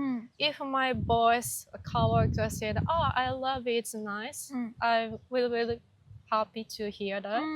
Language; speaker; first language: English; non-native, learner; Japanese